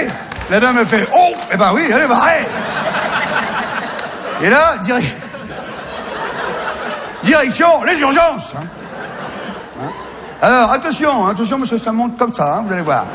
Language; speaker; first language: French; native; French